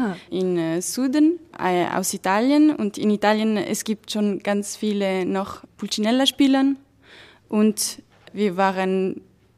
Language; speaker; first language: German; non-native, fluent; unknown